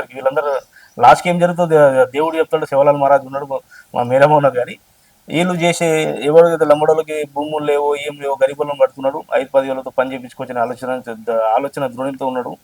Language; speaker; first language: Telugu; non-native, local second language; Lambadi